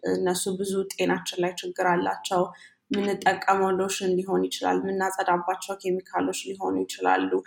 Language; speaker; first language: Amharic; native; Amharic